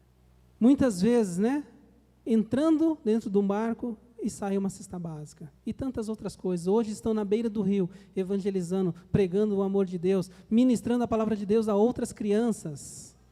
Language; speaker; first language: Portuguese; native; Portuguese